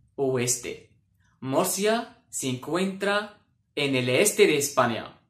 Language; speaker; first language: Spanish; non-native, fluent; Arabic